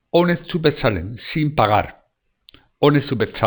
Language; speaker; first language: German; non-native, fluent; Spanish